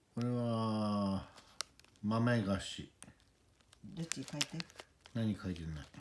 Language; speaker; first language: Japanese; native; Japanese